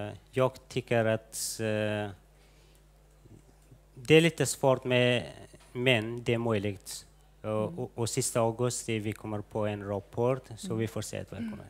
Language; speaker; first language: Swedish; non-native, fluent; Hazaragi